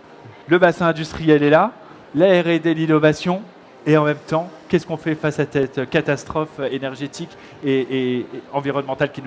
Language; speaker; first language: French; native; French